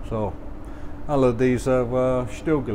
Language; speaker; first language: German; non-native, fluent; English